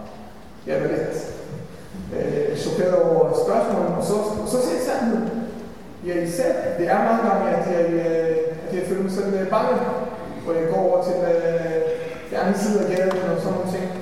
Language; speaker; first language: Danish; non-native, fluent; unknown